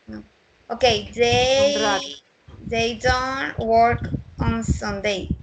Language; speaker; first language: English; non-native, learner; Spanish